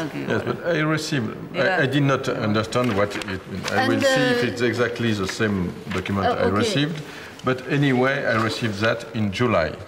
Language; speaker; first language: English; non-native, learner; French